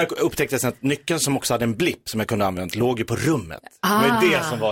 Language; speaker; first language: Swedish; native; Swedish